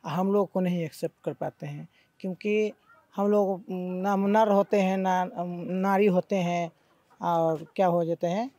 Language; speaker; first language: Hindi; native; Hindi